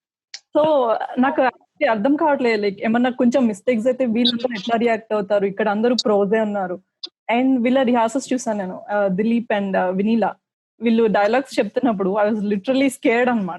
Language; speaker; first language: Telugu; early bilingual, heritage; Telugu